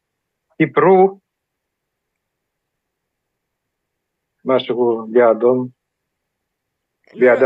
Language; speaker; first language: Hebrew; non-native, learner; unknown